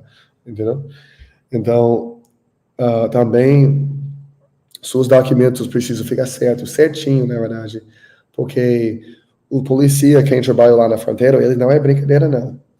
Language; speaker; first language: Portuguese; non-native, learner; English